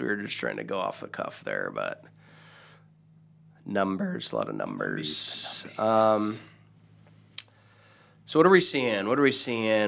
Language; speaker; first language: English; native; English